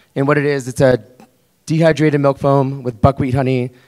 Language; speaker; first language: English; early bilingual, other home language; Spanish